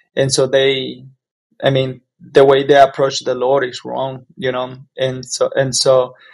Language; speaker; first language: English; non-native, fluent; Spanish